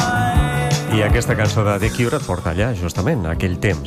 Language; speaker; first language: Catalan; native; Catalan